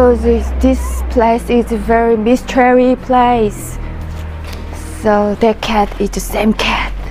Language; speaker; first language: English; non-native, learner; Korean